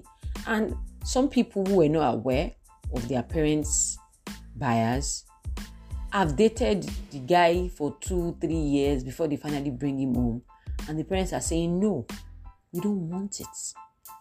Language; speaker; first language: English; non-native, local second language; Yoruba